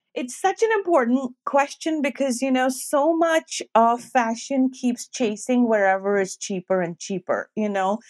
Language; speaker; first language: English; non-native, local second language; Urdu